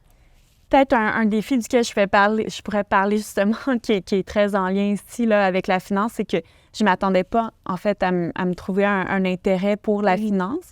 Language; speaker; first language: French; native; French